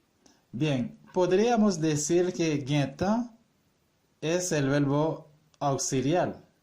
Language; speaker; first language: Spanish; non-native, fluent; Haitian Creole